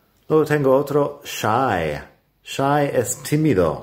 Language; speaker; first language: Spanish; non-native, fluent; English